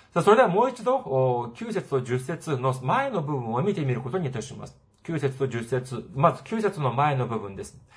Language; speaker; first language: Japanese; non-native, fluent; Korean